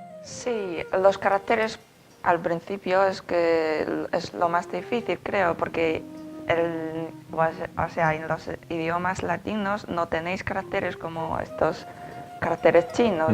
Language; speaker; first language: Spanish; non-native, fluent; Chinese